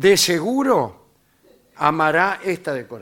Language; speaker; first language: Spanish; native; Spanish